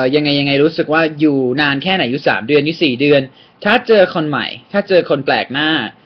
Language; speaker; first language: Thai; non-native, fluent; English